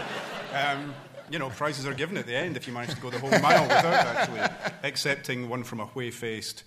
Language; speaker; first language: English; native; English